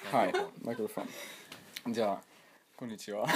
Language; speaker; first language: Japanese; non-native, learner; English